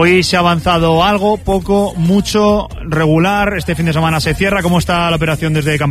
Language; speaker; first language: Spanish; native; Spanish